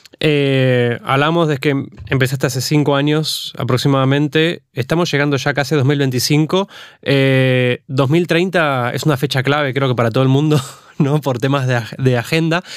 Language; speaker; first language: Spanish; native; Spanish